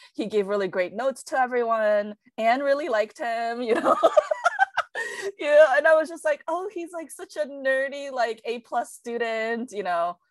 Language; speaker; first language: English; native; English